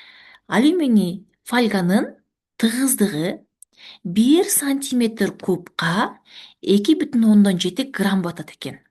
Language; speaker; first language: Kyrgyz; native; Kyrgyz